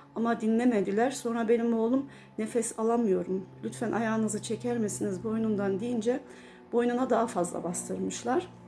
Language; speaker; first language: Turkish; early bilingual, heritage; Turkish